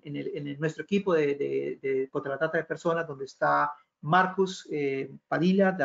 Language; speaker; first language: Spanish; native; Spanish